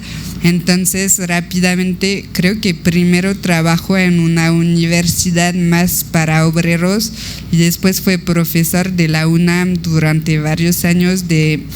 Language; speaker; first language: Spanish; non-native, fluent; French